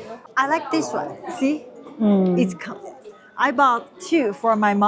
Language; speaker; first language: English; non-native, learner; Chinese